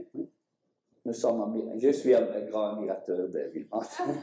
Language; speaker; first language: French; non-native, learner; Italian